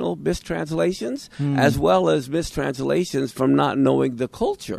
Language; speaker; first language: English; native; English